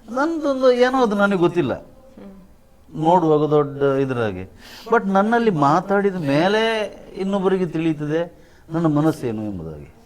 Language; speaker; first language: Kannada; non-native, local second language; Tulu